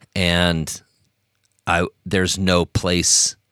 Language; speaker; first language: English; native; English